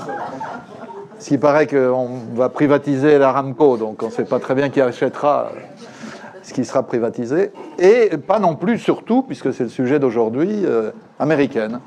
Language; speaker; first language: French; native; French